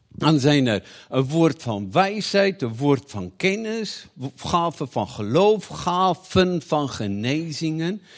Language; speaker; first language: Dutch; non-native, fluent; Afrikaans